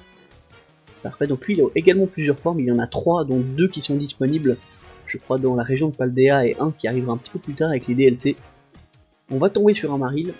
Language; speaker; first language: French; native; French